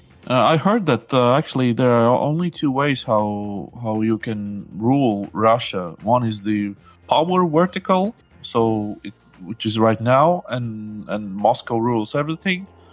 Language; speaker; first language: English; non-native, fluent; Latvian